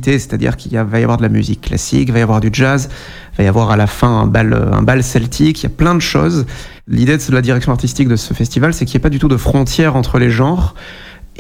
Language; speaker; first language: French; native; French